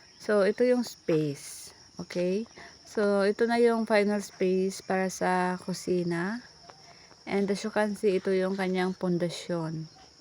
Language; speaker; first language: Filipino; non-native, local second language; Cebuano